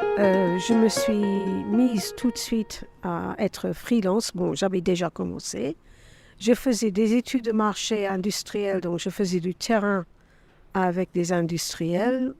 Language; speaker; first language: French; non-native, fluent; English